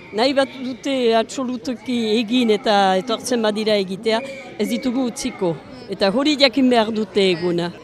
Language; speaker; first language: Basque; native; Basque